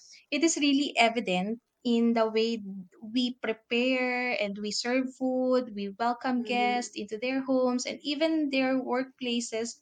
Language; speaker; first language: English; non-native, local second language; Filipino